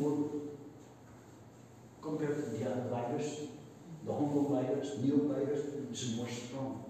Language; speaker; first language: English; non-native, local second language; Cebuano